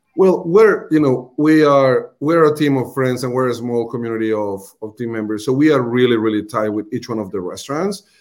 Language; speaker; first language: English; non-native, fluent; Spanish